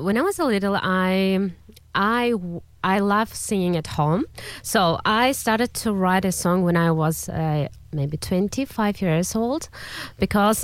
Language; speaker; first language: English; non-native, learner; Kazakh